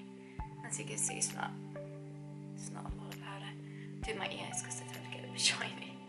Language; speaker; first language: English; non-native, fluent; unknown